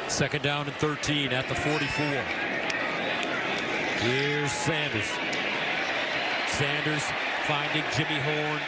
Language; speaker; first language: English; native; English